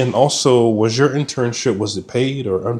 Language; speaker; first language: English; native; English